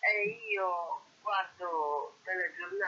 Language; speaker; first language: Italian; non-native, learner; Polish